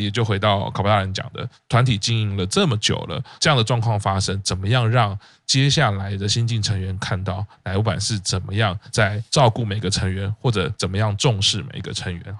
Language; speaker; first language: Chinese; native; Chinese